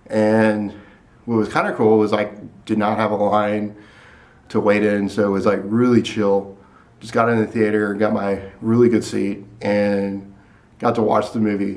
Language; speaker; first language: English; native; English